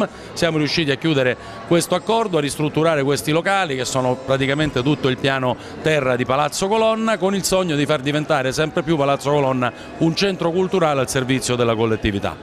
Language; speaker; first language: Italian; native; Italian